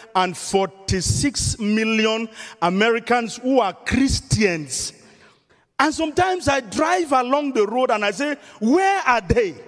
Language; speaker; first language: English; non-native, local second language; Yoruba